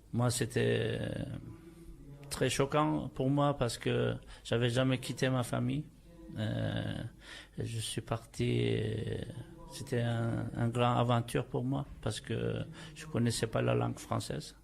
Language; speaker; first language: French; non-native, fluent; Turkish